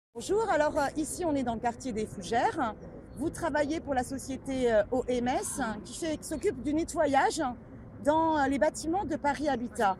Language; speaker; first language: French; native; French